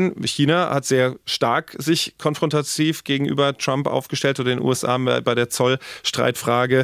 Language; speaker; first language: German; native; German